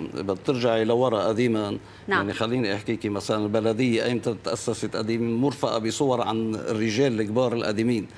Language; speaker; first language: Arabic; native; Arabic